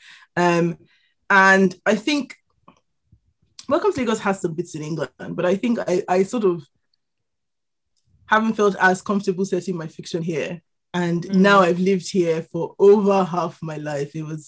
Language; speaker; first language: English; non-native, local second language; Igbo